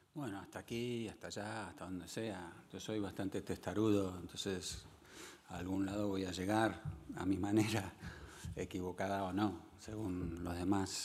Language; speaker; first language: Spanish; early bilingual, other home language; English